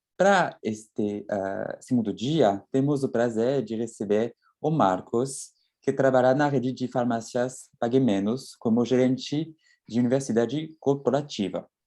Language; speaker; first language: Portuguese; non-native, fluent; French